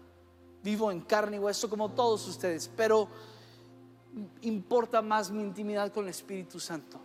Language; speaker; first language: Spanish; early bilingual, other home language; English